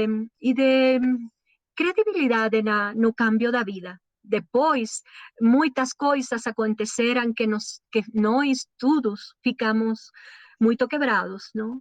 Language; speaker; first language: Portuguese; non-native, learner; Spanish